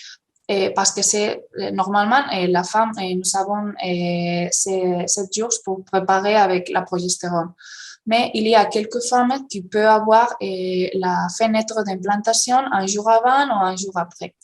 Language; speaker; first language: French; non-native, fluent; Spanish